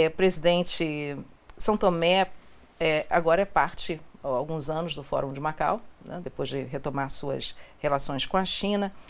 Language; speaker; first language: Portuguese; native; Portuguese